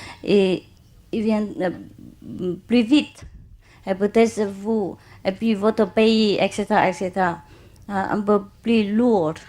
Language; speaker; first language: French; non-native, learner; Chinese